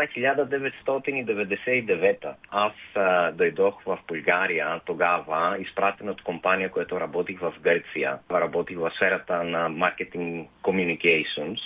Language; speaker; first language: Bulgarian; non-native, fluent; Greek